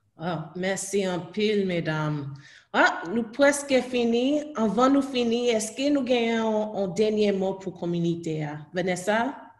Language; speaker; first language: Haitian Creole; early bilingual, heritage; Haitian Creole